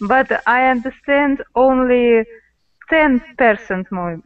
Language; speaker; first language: English; non-native, learner; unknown